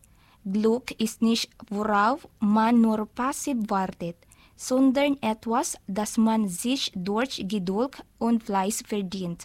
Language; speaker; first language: German; non-native, learner; Filipino